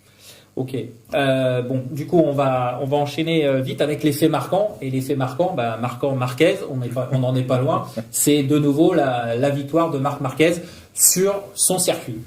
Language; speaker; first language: French; native; French